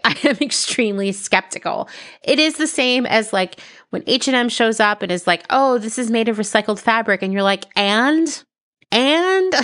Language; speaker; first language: English; native; English